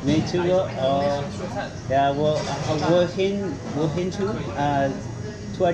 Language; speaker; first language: Chinese; non-native, learner; Spanish